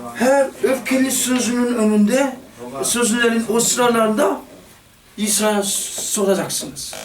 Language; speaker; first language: Turkish; non-native, fluent; Korean